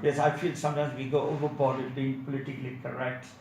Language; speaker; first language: English; non-native, local second language; Tamil